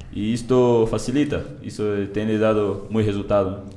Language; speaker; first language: Spanish; non-native, learner; Portuguese